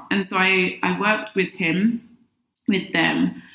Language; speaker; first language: English; native; English